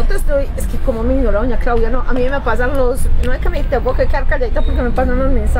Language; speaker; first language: Spanish; native; Spanish